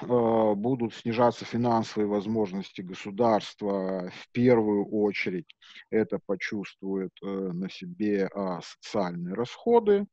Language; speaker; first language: Russian; native; Russian